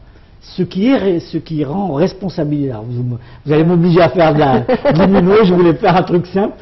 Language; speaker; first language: French; non-native, local second language; Arabic